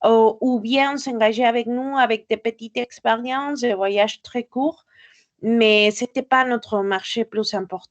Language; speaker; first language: French; non-native, fluent; Spanish